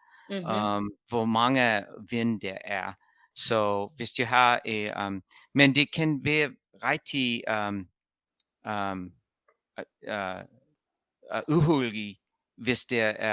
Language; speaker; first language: Danish; non-native, learner; English